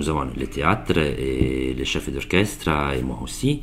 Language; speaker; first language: French; non-native, learner; Italian